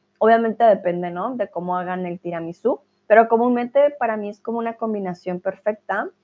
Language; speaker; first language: Spanish; native; Spanish